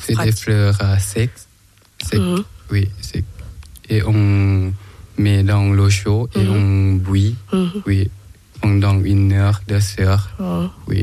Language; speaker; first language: French; non-native, learner; Thai